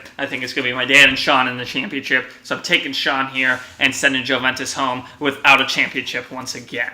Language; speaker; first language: English; native; English